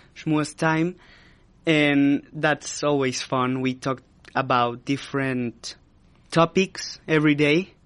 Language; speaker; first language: English; non-native, fluent; Spanish